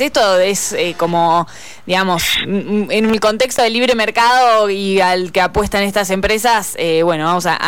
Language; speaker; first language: Spanish; native; Spanish